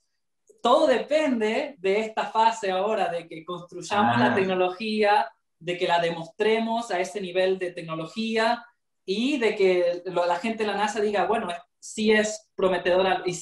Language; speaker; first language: Spanish; native; Spanish